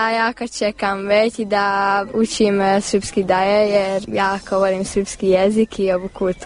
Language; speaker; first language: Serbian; non-native, local second language; Hungarian